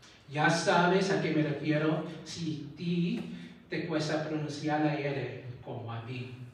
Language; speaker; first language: Spanish; early bilingual, heritage; Spanish